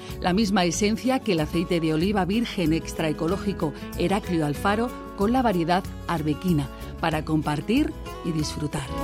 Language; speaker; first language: Spanish; native; Spanish